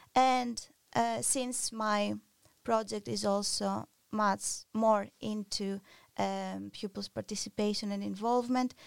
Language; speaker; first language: English; non-native, fluent; Greek